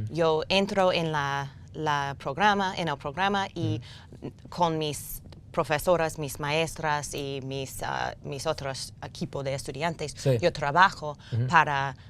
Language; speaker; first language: Spanish; non-native, learner; English